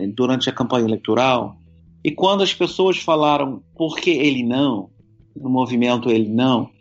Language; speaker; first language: Portuguese; non-native, fluent; English